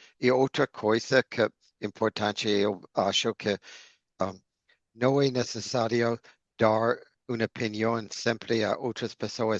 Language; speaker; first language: Portuguese; non-native, learner; English